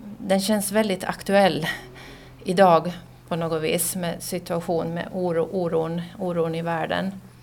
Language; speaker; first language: Swedish; native; Swedish